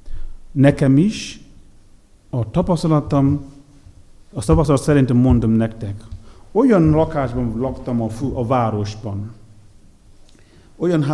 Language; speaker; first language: Hungarian; non-native, fluent; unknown